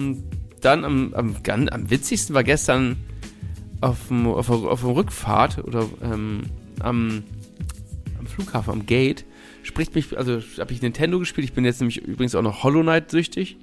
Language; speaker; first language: German; native; German